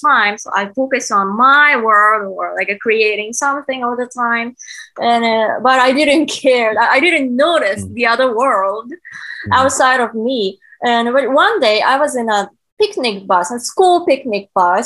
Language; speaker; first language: English; non-native, learner; Japanese